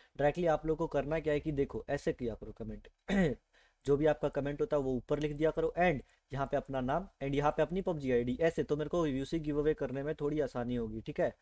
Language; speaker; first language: Hindi; native; Hindi